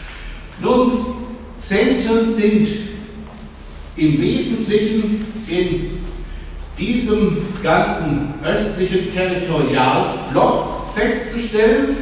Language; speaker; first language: German; native; German